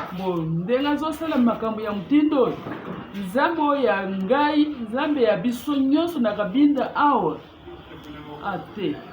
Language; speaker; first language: Lingala; non-native, local second language; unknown